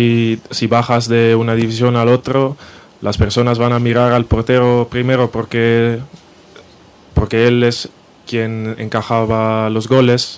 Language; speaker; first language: Spanish; non-native, learner; Dutch